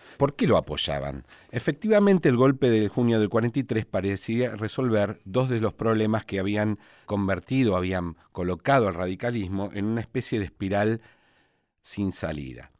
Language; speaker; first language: Spanish; native; Spanish